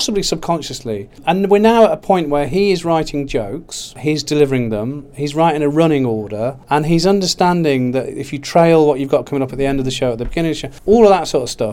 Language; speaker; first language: English; native; English